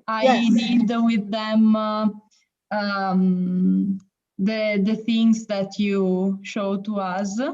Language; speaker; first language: English; non-native, learner; Italian